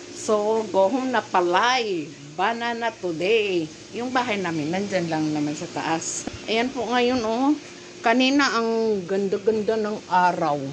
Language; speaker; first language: Filipino; non-native, local second language; Cebuano